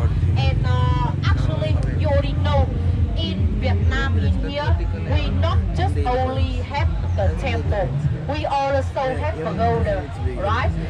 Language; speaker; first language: English; non-native, learner; Vietnamese